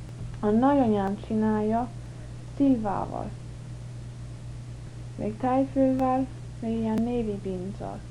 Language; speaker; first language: Hungarian; early bilingual, heritage; English